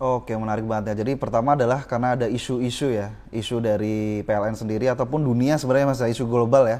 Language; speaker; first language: Indonesian; native; Indonesian